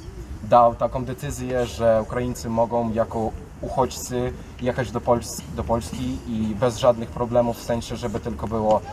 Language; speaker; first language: Polish; non-native, fluent; Ukrainian